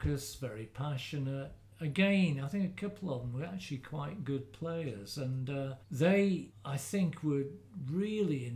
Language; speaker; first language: English; native; English